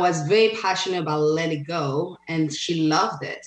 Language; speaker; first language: English; non-native, fluent; French